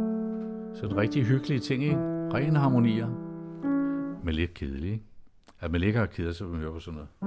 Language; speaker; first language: Danish; native; Danish